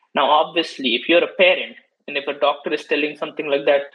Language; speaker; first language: English; non-native, local second language; Hindi